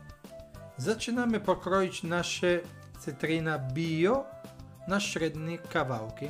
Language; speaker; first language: Polish; non-native, learner; Italian